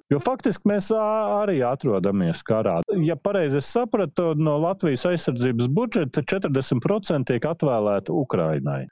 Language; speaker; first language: Latvian; native; Latvian